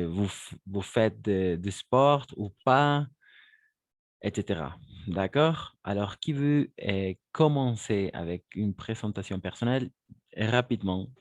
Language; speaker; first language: French; non-native, fluent; Spanish